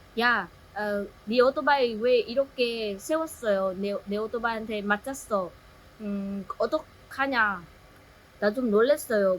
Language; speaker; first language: Korean; non-native, learner; Vietnamese